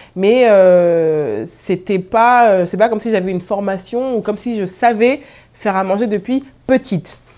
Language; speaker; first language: French; native; French